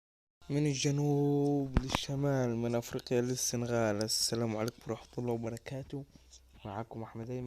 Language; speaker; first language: Arabic; native; Arabic